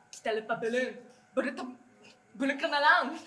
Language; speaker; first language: Indonesian; non-native, learner; Japanese